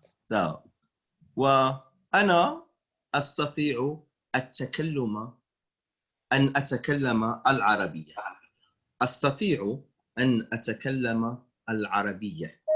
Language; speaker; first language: Arabic; non-native, fluent; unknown